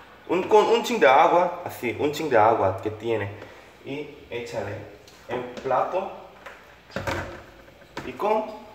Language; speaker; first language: Spanish; non-native, learner; Korean